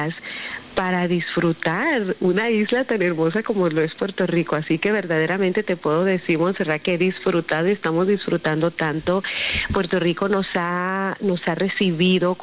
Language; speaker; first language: Spanish; native; Spanish